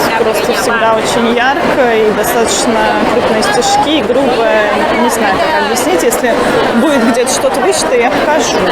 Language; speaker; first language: Russian; native; Russian